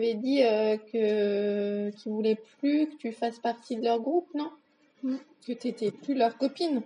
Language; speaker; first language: French; native; French